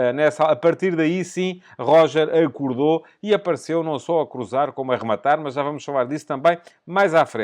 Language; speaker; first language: Portuguese; native; Portuguese